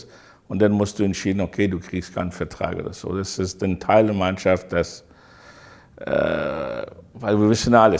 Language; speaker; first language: German; non-native, fluent; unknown